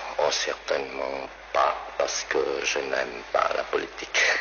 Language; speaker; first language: French; non-native, local second language; Vietnamese